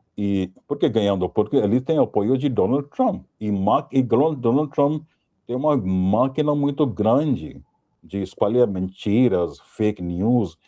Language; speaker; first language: Portuguese; non-native, fluent; Hindi